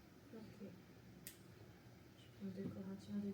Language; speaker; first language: French; native; French